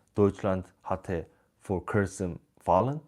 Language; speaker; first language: German; non-native, learner; Korean